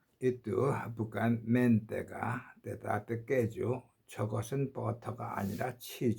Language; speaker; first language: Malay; non-native, learner; Korean